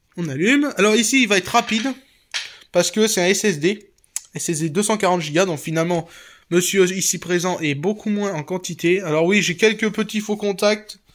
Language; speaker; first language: French; native; French